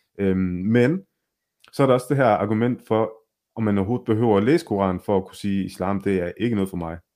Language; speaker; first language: Danish; early bilingual, other home language; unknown